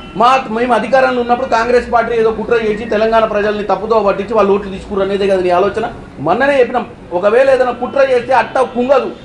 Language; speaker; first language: Telugu; native; Telugu